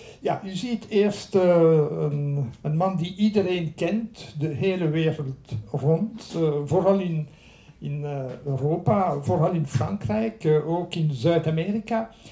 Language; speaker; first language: Dutch; non-native, local second language; French